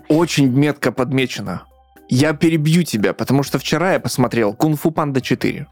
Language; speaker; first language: Russian; native; Russian